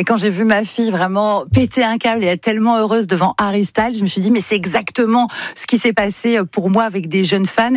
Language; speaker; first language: French; native; French